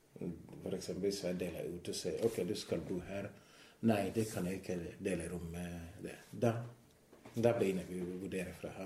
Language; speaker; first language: Norwegian; non-native, fluent; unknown